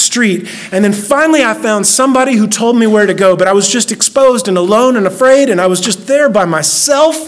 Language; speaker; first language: English; native; English